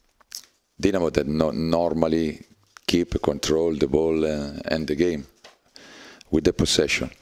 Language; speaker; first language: English; non-native, learner; Italian